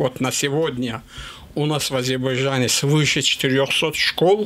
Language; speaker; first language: Russian; non-native, local second language; Azerbaijani